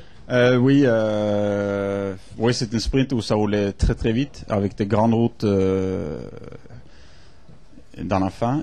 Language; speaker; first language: French; non-native, fluent; Norwegian